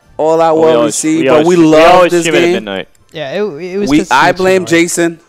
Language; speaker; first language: English; native; English